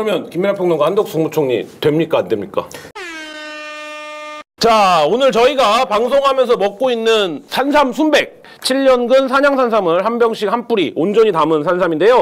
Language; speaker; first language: Korean; native; Korean